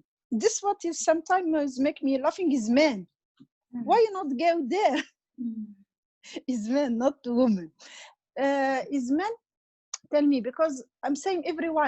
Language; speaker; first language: English; non-native, learner; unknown